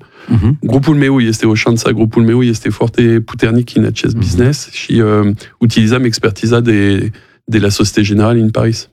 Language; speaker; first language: Romanian; non-native, fluent; French